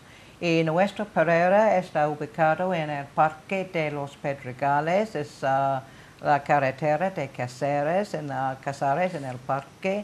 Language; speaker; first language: Spanish; non-native, learner; English